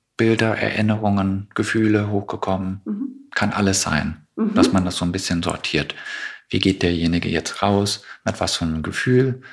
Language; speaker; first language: German; non-native, fluent; English